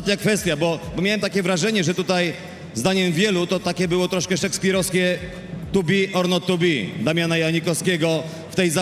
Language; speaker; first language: Polish; native; Polish